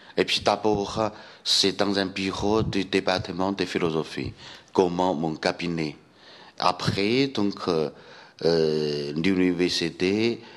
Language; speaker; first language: French; non-native, fluent; Chinese